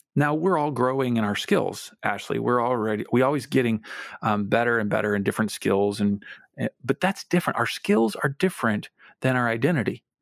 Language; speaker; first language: English; native; English